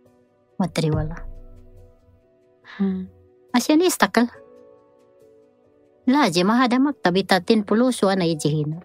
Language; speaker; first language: Arabic; non-native, learner; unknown